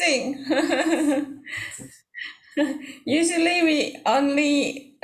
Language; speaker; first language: English; non-native, learner; Indonesian